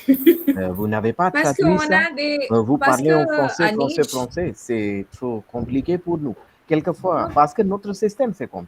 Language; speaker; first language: French; non-native, learner; Hindi